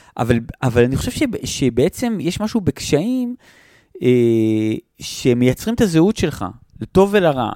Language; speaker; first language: Hebrew; native; Hebrew